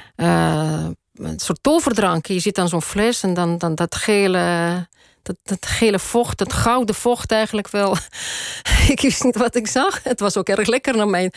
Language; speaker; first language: Dutch; non-native, fluent; Russian